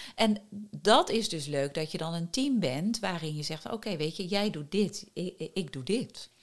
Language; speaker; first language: Dutch; native; Dutch